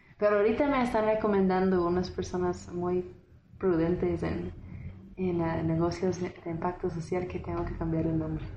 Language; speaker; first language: Spanish; non-native, fluent; English